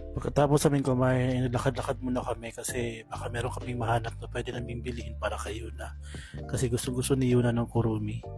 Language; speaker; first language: Filipino; native; Filipino